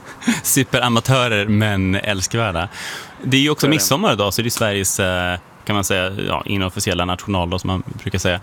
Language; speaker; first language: Swedish; native; Swedish